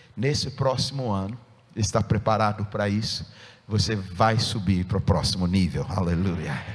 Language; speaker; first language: Portuguese; non-native, fluent; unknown